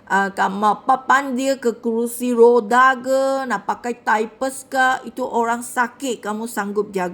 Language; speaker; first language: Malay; non-native, local second language; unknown